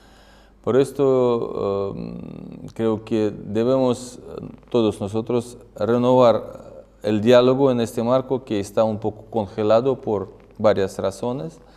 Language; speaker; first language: Spanish; non-native, fluent; Russian